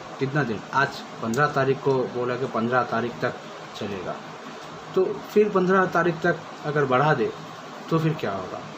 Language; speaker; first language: Hindi; non-native, local second language; Bangla